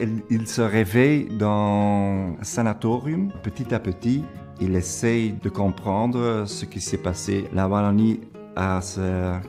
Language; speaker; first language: French; non-native, local second language; Dutch